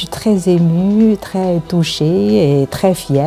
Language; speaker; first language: French; non-native, fluent; Chinese